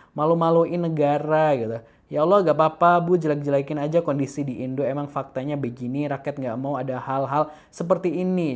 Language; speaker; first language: Indonesian; native; Indonesian